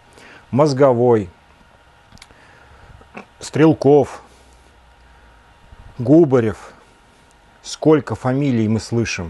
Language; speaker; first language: Russian; native; Russian